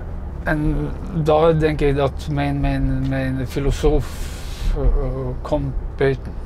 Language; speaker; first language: Dutch; non-native, fluent; Norwegian